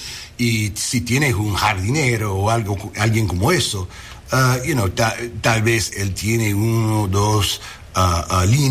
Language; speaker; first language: Spanish; early bilingual, heritage; English